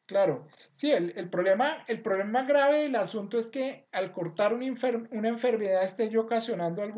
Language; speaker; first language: Spanish; native; Spanish